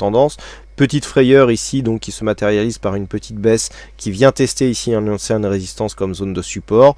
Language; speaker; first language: French; native; French